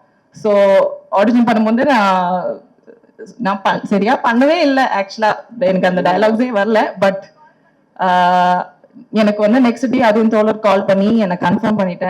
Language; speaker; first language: Tamil; non-native, local second language; Malayalam